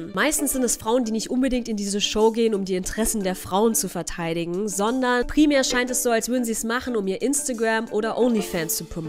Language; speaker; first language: German; native; German